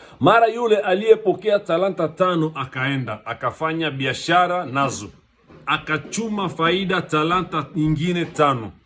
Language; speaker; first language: Swahili; native; Swahili